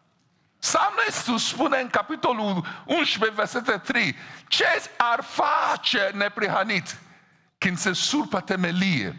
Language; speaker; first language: Romanian; non-native, fluent; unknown